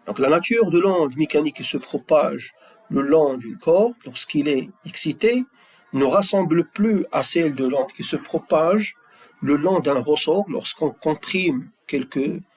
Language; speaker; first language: French; non-native, local second language; Arabic